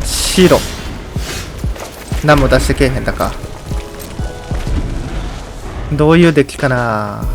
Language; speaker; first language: Japanese; native; Japanese